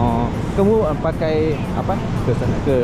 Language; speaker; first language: Indonesian; non-native, learner; Lao